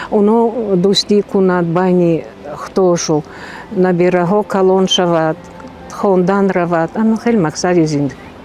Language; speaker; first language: Tajik; non-native, fluent; Russian